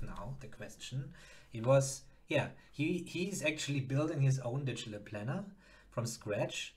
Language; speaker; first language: English; non-native, fluent; German